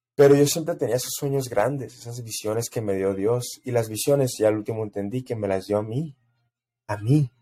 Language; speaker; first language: Spanish; early bilingual, heritage; Spanish